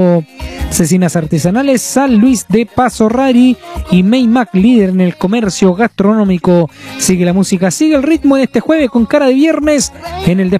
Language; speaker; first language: Spanish; native; Spanish